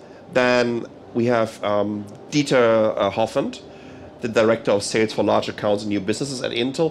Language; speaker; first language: English; non-native, fluent; German